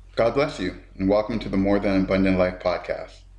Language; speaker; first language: English; native; English